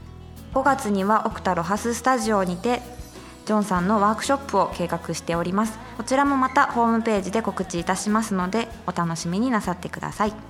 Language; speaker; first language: Japanese; native; Japanese